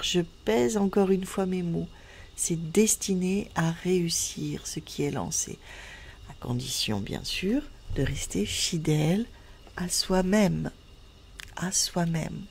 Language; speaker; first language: French; native; French